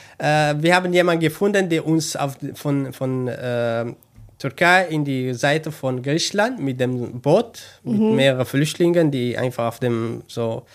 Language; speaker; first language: German; non-native, learner; Kurdish